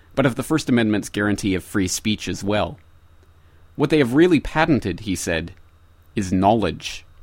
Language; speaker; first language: English; native; English